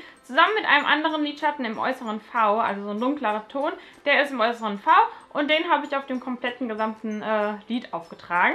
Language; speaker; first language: German; native; German